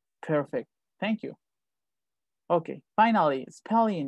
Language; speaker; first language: English; non-native, fluent; Spanish